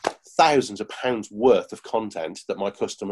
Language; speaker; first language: English; native; English